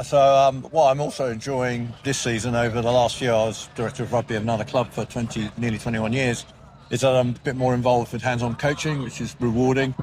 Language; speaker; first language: English; native; English